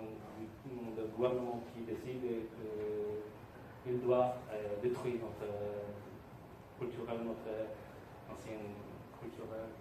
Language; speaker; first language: French; non-native, learner; Tamil